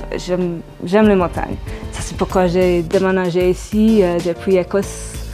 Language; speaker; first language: French; non-native, fluent; English